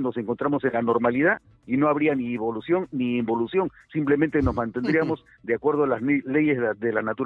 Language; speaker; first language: Spanish; native; Spanish